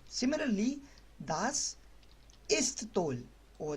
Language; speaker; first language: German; non-native, learner; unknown